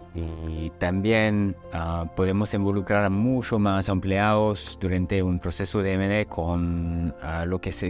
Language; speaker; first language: Spanish; non-native, fluent; French